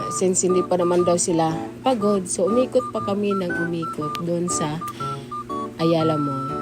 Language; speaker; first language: Filipino; non-native, local second language; Cebuano